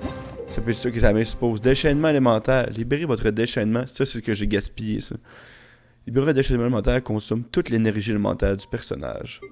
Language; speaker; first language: French; native; French